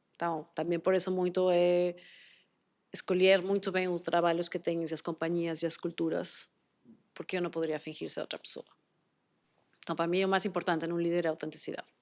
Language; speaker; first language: Portuguese; non-native, fluent; Spanish